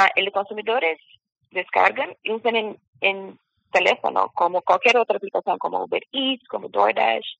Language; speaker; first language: Spanish; non-native, learner; Portuguese